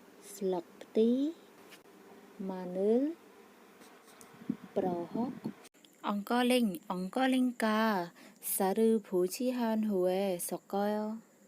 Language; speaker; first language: Korean; non-native, learner; Khmer